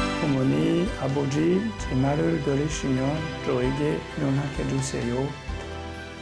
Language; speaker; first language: Korean; non-native, learner; French